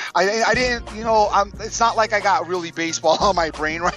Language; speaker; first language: English; native; English